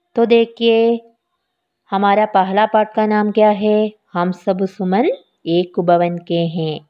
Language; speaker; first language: Hindi; non-native, local second language; Malayalam